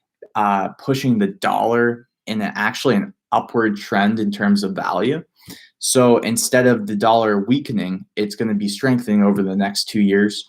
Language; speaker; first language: English; native; English